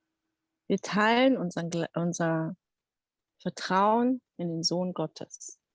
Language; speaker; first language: German; non-native, fluent; Dutch